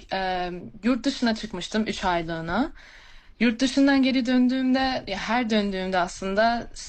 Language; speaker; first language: Turkish; early bilingual, heritage; Turkish